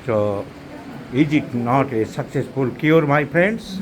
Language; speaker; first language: English; non-native, local second language; Bangla